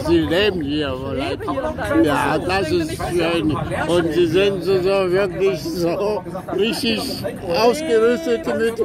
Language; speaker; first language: German; non-native, learner; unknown